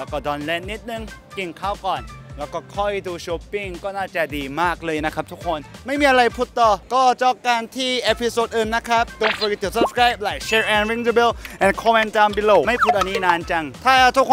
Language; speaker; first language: Thai; non-native, fluent; Korean